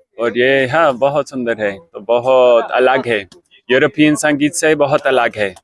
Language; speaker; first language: Hindi; non-native, learner; English